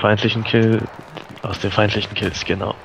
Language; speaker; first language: German; native; German